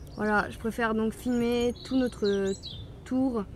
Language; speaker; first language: French; native; French